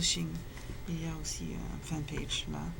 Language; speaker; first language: French; non-native, fluent; English